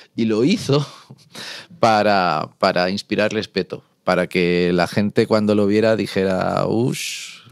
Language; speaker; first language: Spanish; native; Spanish